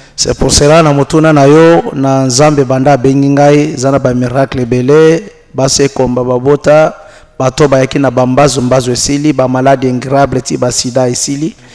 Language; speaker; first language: Lingala; non-native, local second language; Luba-Lulua